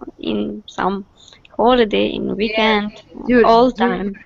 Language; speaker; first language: English; non-native, learner; Russian